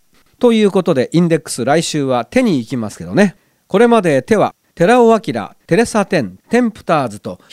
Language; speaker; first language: Japanese; native; Japanese